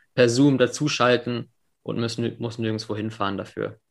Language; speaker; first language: German; early bilingual, other home language; English